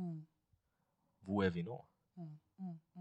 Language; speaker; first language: Norwegian; non-native, fluent; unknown